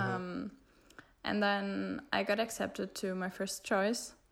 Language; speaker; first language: English; non-native, fluent; German